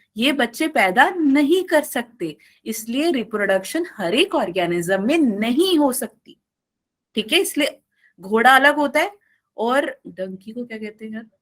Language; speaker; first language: Hindi; non-native, local second language; Malayalam